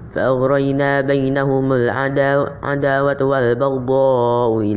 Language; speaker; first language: Arabic; non-native, learner; Indonesian